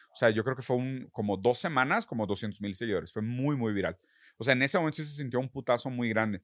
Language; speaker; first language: Spanish; early bilingual, other home language; Portuguese